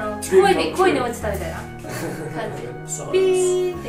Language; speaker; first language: Japanese; native; Japanese